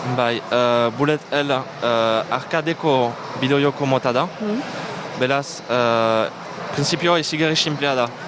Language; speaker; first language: Basque; non-native, local second language; French